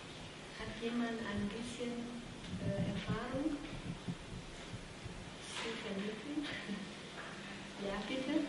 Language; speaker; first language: German; non-native, fluent; Vietnamese